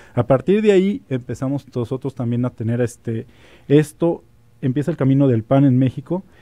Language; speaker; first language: Spanish; native; Spanish